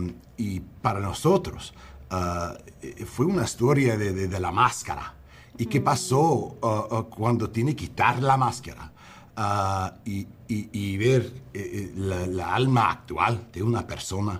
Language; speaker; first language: Spanish; non-native, learner; English